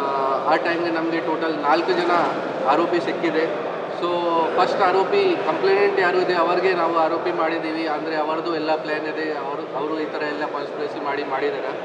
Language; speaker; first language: Kannada; non-native, local second language; Hindi